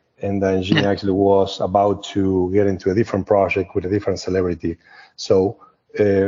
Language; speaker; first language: English; non-native, fluent; Spanish